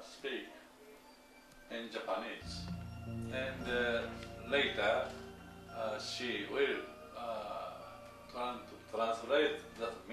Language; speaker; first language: English; non-native, learner; Japanese